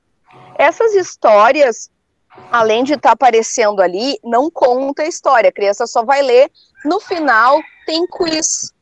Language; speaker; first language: Portuguese; native; Portuguese